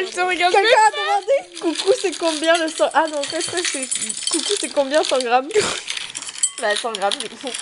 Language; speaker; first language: French; native; French